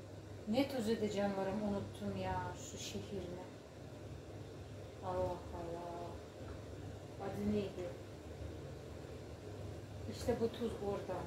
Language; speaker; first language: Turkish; non-native, fluent; Russian